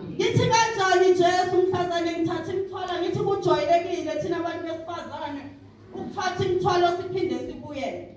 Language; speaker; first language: Zulu; non-native, local second language; Southern Sotho